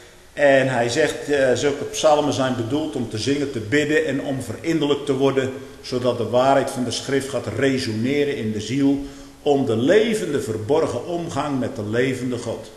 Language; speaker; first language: Dutch; native; Dutch